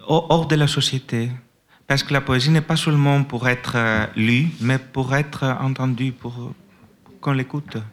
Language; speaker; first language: French; non-native, fluent; Greek